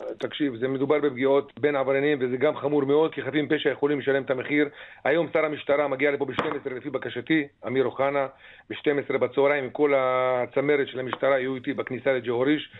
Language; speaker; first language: Hebrew; native; Hebrew